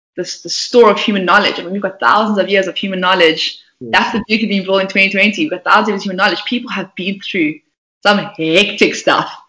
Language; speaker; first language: English; native; English